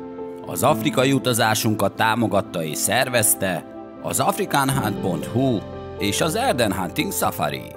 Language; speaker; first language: Hungarian; native; Hungarian